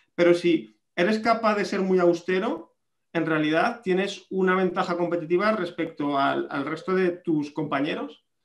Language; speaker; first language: Spanish; native; Spanish